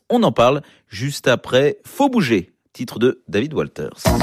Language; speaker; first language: French; native; French